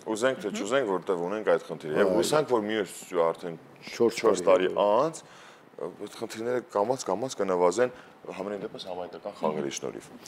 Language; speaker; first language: Armenian; native; Armenian